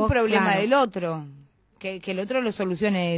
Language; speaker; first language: Spanish; native; Spanish